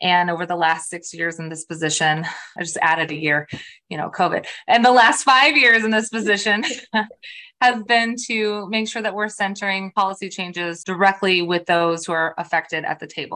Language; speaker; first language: English; early bilingual, other home language; Spanish